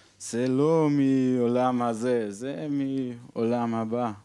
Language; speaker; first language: Hebrew; non-native, learner; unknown